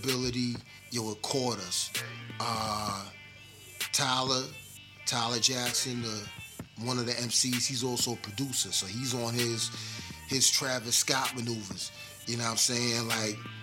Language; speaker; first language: English; native; English